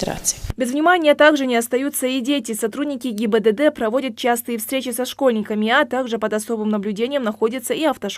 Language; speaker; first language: Russian; native; Russian